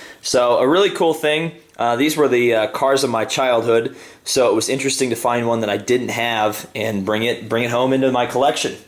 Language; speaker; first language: English; native; English